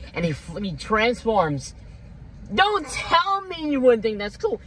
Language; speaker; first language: English; native; English